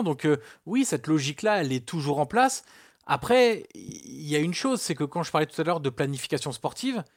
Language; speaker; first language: French; native; French